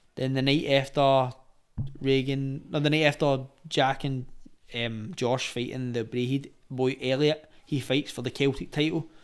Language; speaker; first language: English; native; English